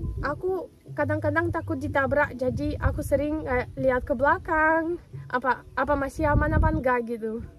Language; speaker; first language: Indonesian; non-native, fluent; Russian